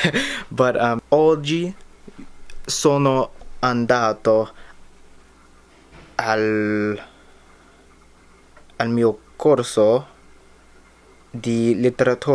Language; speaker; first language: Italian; non-native, learner; English